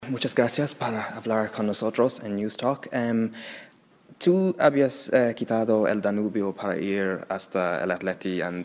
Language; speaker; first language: Spanish; non-native, learner; English